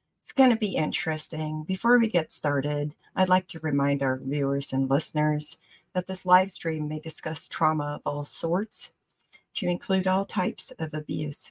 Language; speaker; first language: English; early bilingual, other home language; Pennsylvania German